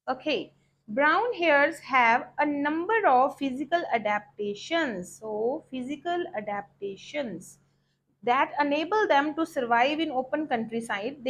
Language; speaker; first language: English; non-native, local second language; Punjabi